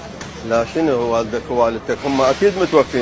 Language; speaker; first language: Arabic; native; Arabic